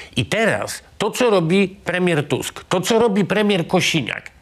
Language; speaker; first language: Polish; native; Polish